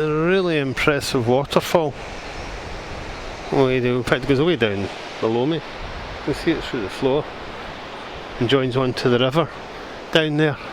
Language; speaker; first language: English; native; English